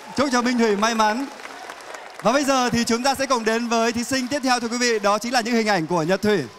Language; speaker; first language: Vietnamese; native; Vietnamese